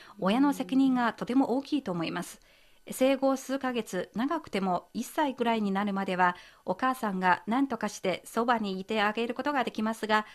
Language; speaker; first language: Japanese; non-native, fluent; Chinese